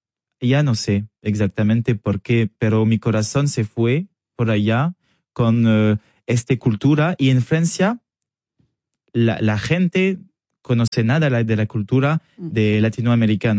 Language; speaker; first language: Spanish; non-native, learner; French